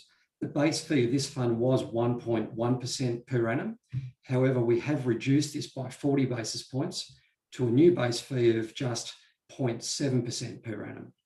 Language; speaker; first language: English; native; English